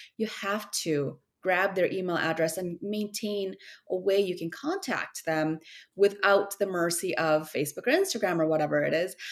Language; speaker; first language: English; early bilingual, other home language; Korean